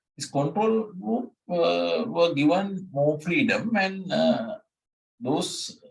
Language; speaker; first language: English; non-native, local second language; Sinhala